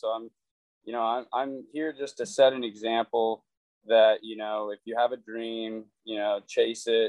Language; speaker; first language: English; native; English